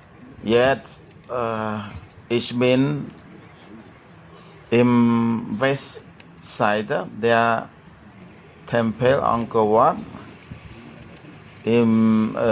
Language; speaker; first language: German; non-native, learner; Khmer